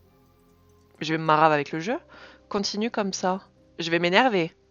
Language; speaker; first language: French; native; French